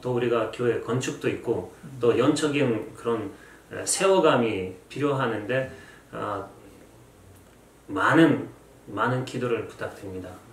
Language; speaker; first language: Korean; non-native, fluent; Russian